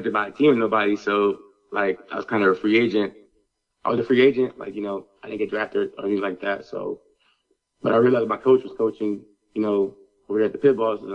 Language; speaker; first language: English; native; English